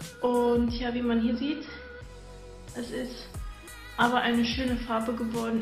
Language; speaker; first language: German; native; German